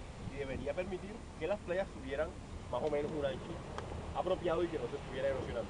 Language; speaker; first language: Spanish; native; Spanish